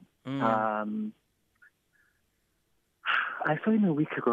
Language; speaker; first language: English; non-native, local second language; Xhosa